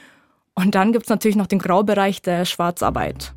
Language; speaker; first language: German; native; German